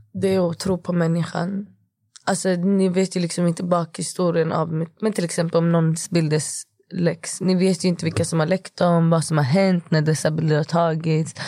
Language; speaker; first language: Swedish; early bilingual, other home language; Kurdish